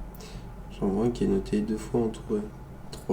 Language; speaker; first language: French; native; French